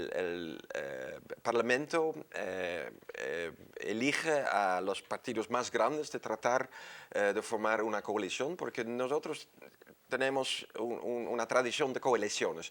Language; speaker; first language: Spanish; non-native, fluent; Dutch